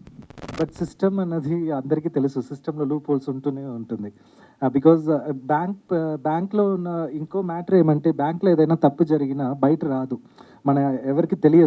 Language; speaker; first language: Telugu; native; Telugu